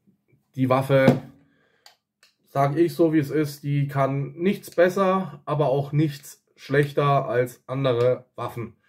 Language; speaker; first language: German; native; German